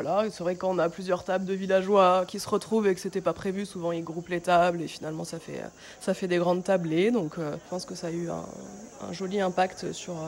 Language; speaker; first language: French; native; French